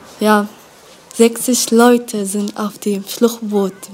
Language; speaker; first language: German; non-native, learner; Kurdish